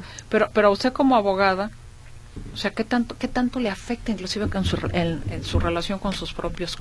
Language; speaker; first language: Spanish; native; Spanish